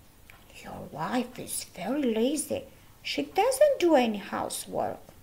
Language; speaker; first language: English; non-native, fluent; Albanian